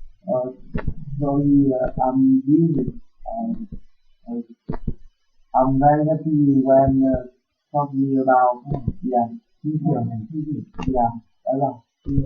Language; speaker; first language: English; non-native, learner; Vietnamese